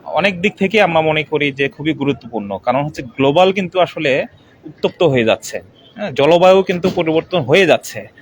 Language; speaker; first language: Bangla; non-native, local second language; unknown